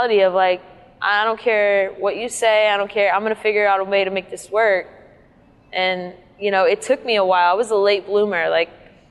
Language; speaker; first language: English; native; English